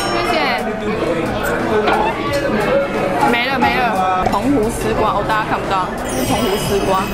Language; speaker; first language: Chinese; native; Chinese